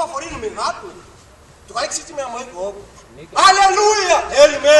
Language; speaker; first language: Danish; non-native, fluent; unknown